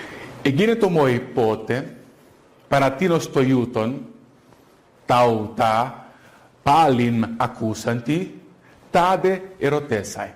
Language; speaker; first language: Greek; non-native, fluent; Portuguese